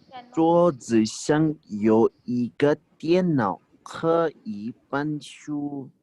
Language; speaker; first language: Chinese; non-native, fluent; Hindi